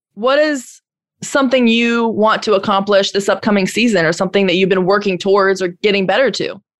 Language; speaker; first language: English; native; English